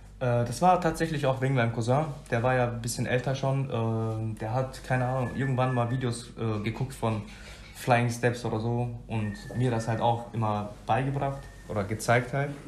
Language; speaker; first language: German; early bilingual, other home language; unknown